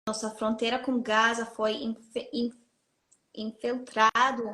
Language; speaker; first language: Portuguese; non-native, fluent; Hebrew